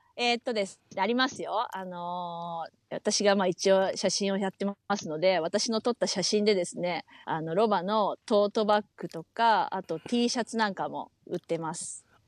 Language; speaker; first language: Japanese; native; Japanese